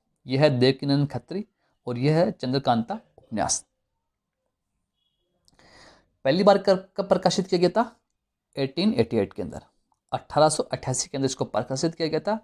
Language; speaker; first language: Hindi; native; Hindi